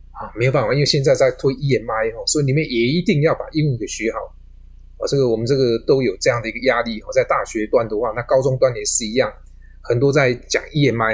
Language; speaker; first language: Chinese; native; Chinese